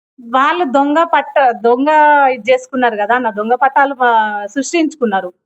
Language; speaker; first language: Telugu; native; Telugu